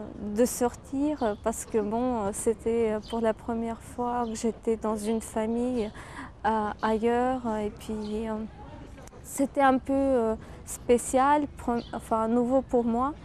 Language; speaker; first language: French; non-native, fluent; Ukrainian